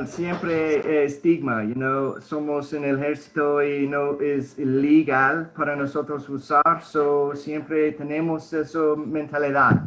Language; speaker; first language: Spanish; early bilingual, heritage; Spanish